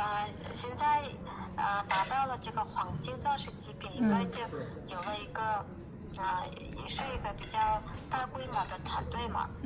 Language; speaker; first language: Chinese; non-native, fluent; Mongolian